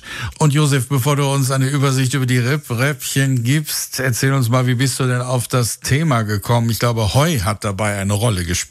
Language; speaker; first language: German; native; German